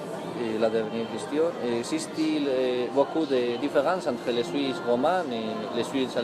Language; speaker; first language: French; non-native, learner; Spanish